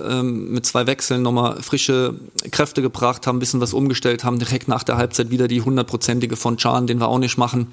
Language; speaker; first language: German; native; German